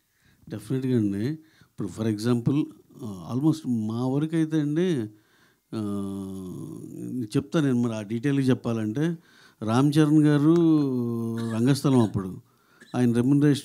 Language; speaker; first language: Telugu; native; Telugu